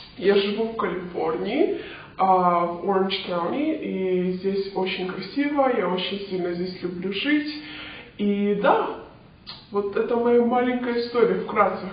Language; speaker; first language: Russian; early bilingual, heritage; Russian